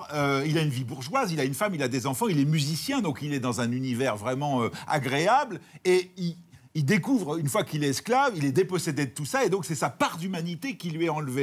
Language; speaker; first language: French; native; French